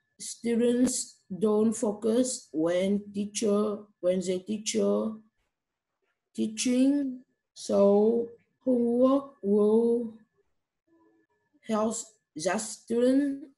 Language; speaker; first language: English; non-native, learner; Vietnamese